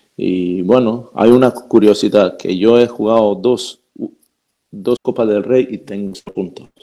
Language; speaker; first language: Spanish; non-native, fluent; Croatian